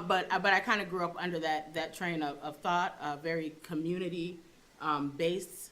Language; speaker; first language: English; native; English